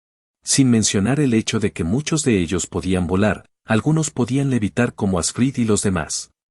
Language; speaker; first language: Spanish; native; Spanish